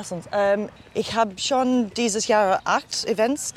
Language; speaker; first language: German; non-native, learner; English